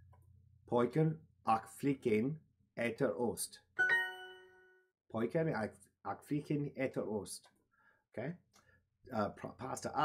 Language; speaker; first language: Swedish; non-native, learner; English